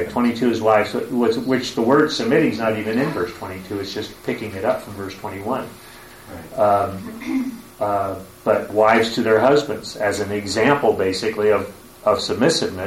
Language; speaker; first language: English; native; English